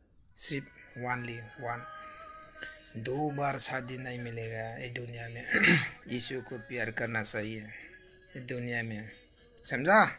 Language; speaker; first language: Hindi; non-native, local second language; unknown